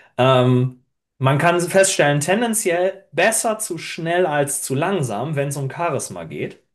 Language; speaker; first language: German; native; German